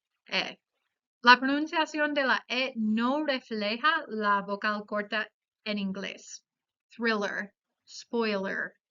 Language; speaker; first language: Spanish; non-native, fluent; English